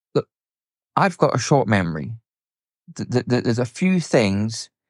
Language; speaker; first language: English; native; English